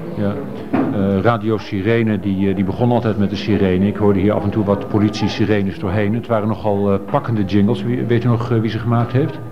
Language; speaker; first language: Dutch; native; Dutch